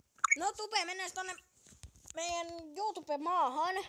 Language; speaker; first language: Finnish; native; Finnish